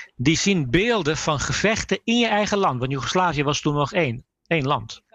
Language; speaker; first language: Dutch; early bilingual, other home language; Bosnian